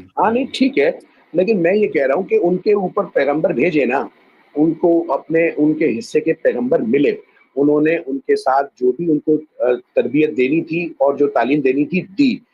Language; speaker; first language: Urdu; native; Urdu